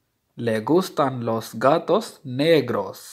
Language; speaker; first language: Spanish; non-native, fluent; Urdu